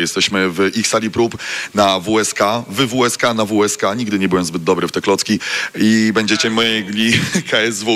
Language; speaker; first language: Polish; native; Polish